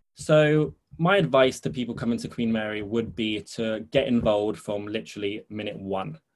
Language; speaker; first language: English; early bilingual, heritage; English